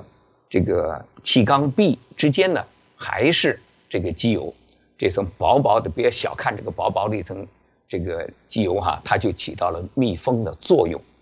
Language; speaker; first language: Chinese; native; Chinese